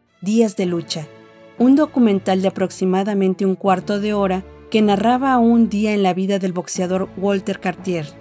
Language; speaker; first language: Spanish; native; Spanish